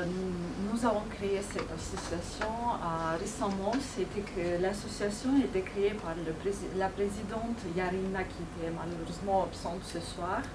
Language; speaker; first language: French; non-native, fluent; Ukrainian